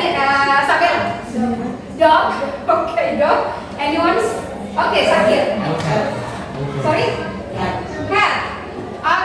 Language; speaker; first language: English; non-native, learner; Indonesian